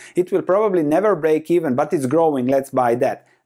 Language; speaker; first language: English; non-native, fluent; Croatian